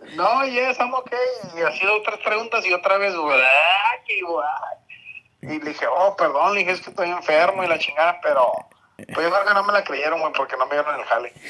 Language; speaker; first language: Spanish; early bilingual, heritage; Spanish